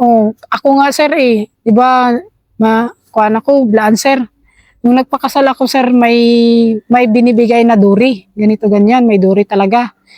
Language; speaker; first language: Filipino; non-native, local second language; Cebuano